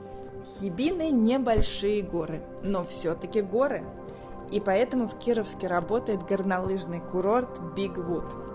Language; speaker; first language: Russian; native; Russian